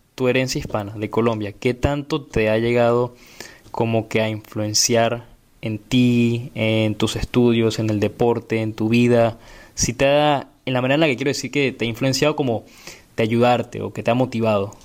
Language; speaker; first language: Spanish; native; Spanish